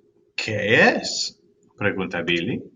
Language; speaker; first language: Spanish; non-native, fluent; English